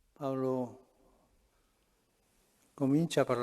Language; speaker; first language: Italian; non-native, fluent; Spanish